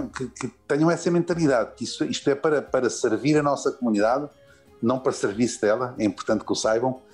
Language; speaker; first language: Portuguese; native; Portuguese